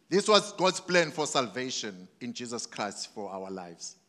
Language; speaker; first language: English; non-native, local second language; Zulu